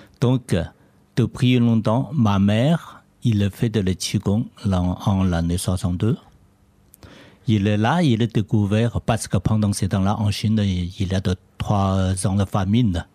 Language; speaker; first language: French; non-native, learner; Chinese